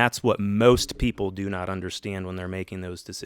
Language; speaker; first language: English; native; English